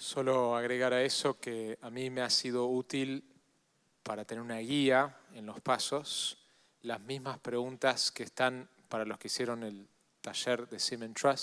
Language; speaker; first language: Spanish; native; Spanish